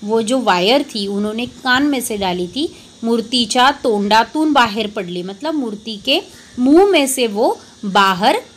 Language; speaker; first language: Hindi; non-native, local second language; Marathi